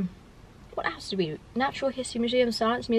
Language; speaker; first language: English; native; English